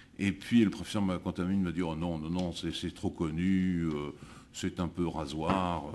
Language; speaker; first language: French; native; French